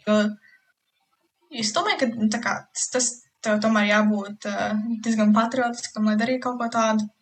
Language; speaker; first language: Latvian; early bilingual, heritage; Latvian